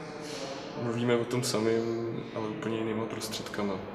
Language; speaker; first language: Czech; native; Czech